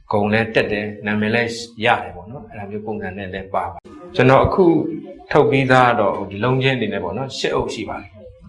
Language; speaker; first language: Burmese; non-native, local second language; Hakha Chin